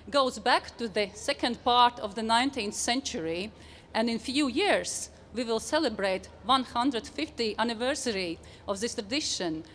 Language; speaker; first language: English; non-native, fluent; Latvian